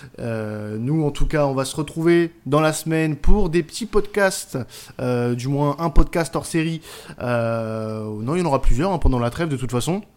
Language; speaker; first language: French; native; French